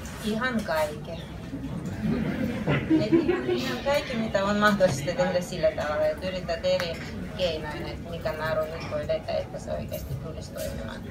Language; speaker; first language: Finnish; non-native, fluent; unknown